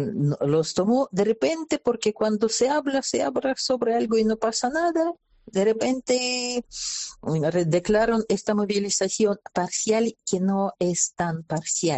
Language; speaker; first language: Spanish; non-native, fluent; Russian